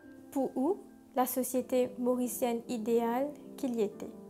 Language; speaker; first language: French; non-native, local second language; Morisyen